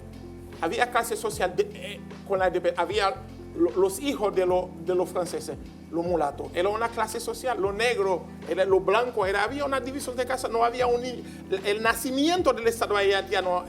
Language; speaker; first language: Spanish; non-native, learner; Haitian Creole